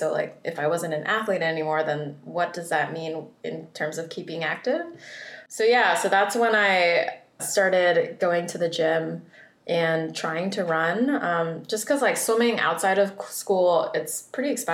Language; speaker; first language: English; early bilingual, other home language; Vietnamese